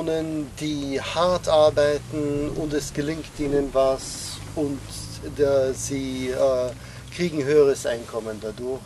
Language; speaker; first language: German; non-native, fluent; English